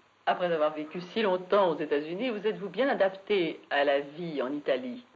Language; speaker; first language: French; native; French